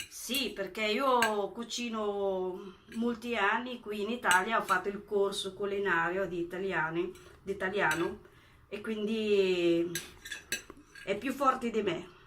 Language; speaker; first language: Italian; non-native, fluent; Filipino